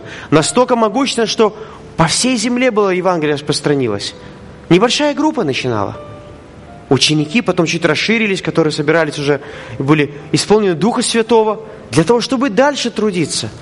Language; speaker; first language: Russian; native; Russian